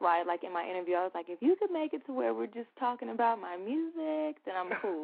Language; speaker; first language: English; native; English